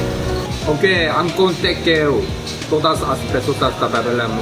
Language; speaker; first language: Portuguese; non-native, learner; Korean